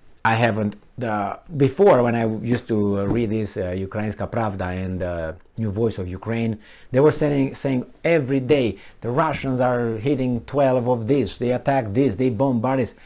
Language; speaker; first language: English; non-native, fluent; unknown